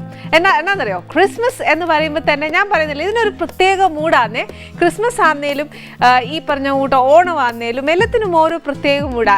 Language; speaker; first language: Malayalam; native; Malayalam